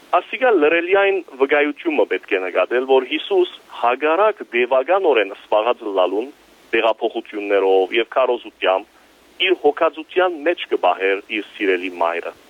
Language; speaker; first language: Armenian; early bilingual, heritage; Armenian